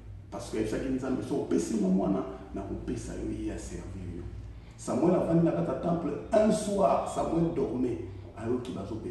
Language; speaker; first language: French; non-native, local second language; Lingala